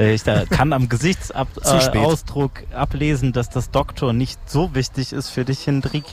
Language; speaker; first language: German; native; German